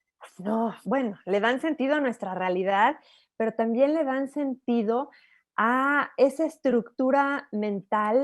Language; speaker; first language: Spanish; native; Spanish